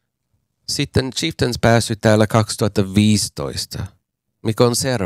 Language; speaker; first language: Finnish; non-native, fluent; English